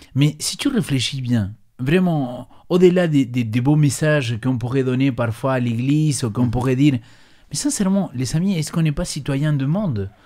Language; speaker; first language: French; non-native, fluent; Spanish